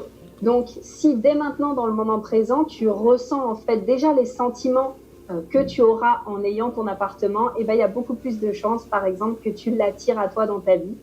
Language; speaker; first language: French; native; French